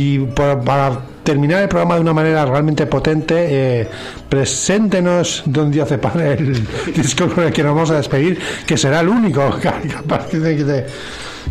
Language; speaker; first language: Spanish; native; Spanish